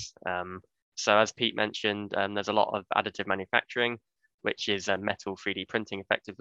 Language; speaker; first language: English; native; English